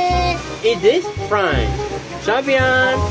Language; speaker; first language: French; non-native, learner; Malay